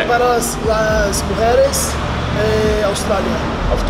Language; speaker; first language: Spanish; non-native, learner; Portuguese